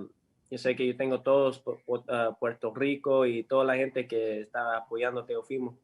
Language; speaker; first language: Spanish; early bilingual, heritage; English